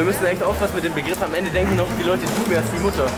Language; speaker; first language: German; native; German